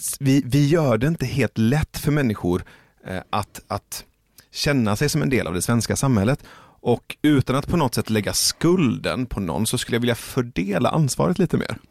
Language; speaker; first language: Swedish; early bilingual, other home language; Persian